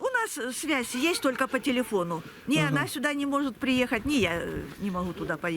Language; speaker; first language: Russian; native; Russian